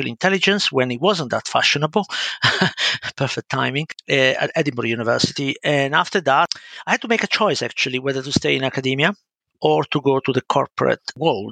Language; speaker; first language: English; non-native, fluent; Italian